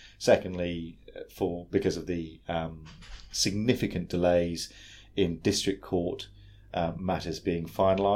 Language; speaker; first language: English; native; English